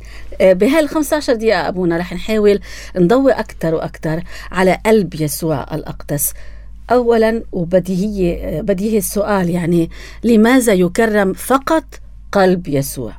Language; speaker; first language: Arabic; native; Arabic